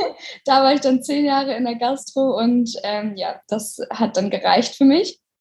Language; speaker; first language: German; native; German